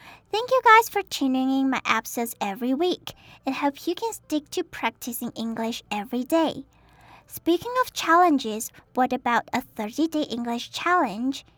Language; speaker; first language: English; non-native, fluent; Chinese